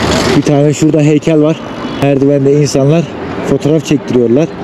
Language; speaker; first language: Turkish; native; Turkish